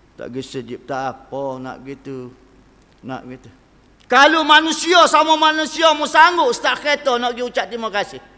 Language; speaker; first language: Malay; native; Malay